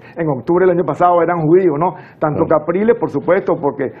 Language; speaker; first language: Spanish; native; Spanish